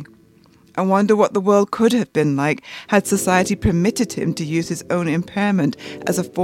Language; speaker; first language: English; native; English